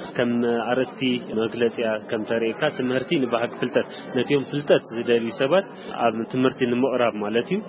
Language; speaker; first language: Tigrinya; native; Tigrinya